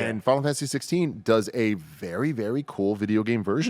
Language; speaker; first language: English; native; English